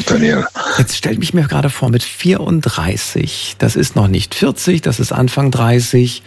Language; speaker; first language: German; native; German